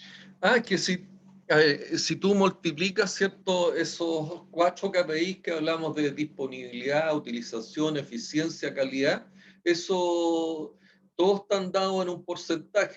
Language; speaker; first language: Spanish; native; Spanish